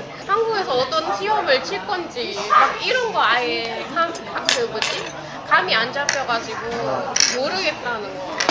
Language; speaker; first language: Korean; non-native, fluent; Indonesian